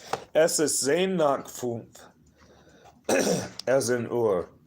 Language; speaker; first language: German; non-native, learner; English